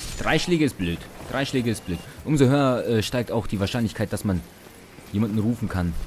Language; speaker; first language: German; early bilingual, other home language; Ukrainian